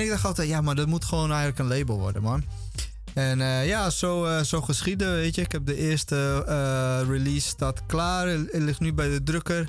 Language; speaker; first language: Dutch; native; Dutch